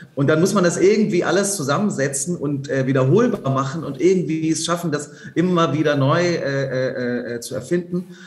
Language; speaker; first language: German; native; German